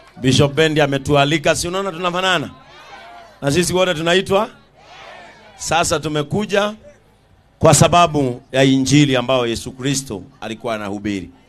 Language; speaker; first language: Swahili; non-native, local second language; Kikuyu